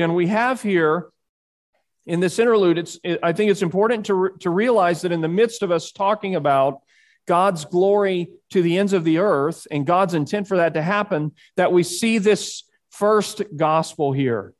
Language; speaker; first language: English; early bilingual, other home language; Spanish